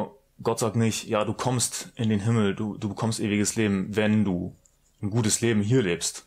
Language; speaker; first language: German; native; German